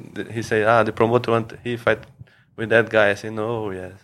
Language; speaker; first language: English; non-native, learner; Portuguese